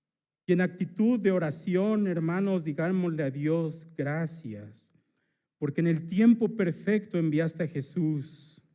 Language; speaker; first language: Spanish; native; Spanish